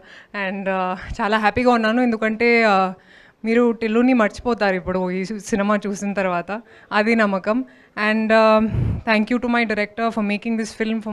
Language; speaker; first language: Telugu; non-native, fluent; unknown